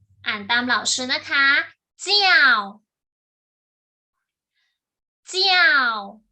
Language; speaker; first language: Chinese; non-native, fluent; Thai